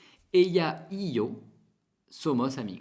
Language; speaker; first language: Spanish; non-native, fluent; French